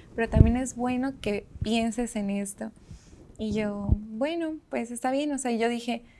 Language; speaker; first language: Spanish; native; Spanish